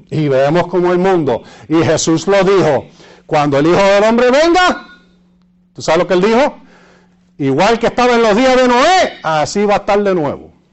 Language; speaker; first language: Spanish; early bilingual, heritage; Spanish